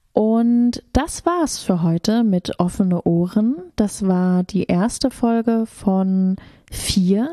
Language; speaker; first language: German; native; German